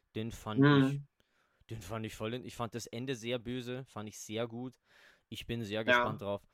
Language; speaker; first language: German; native; German